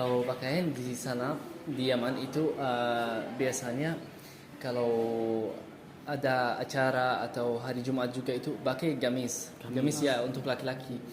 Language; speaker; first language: Indonesian; non-native, learner; Arabic